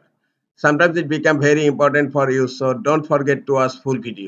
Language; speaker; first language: English; non-native, local second language; Bangla